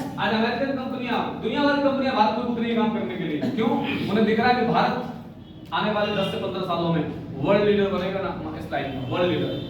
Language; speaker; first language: Hindi; native; Hindi